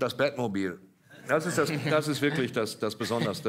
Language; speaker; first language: German; native; German